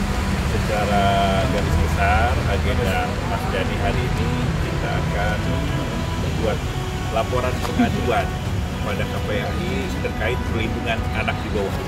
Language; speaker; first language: Indonesian; native; Indonesian